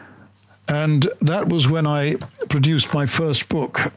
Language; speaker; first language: English; native; English